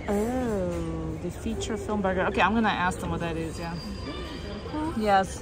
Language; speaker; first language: English; non-native, fluent; Portuguese